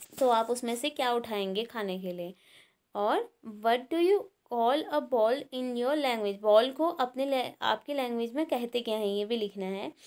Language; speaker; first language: Hindi; native; Hindi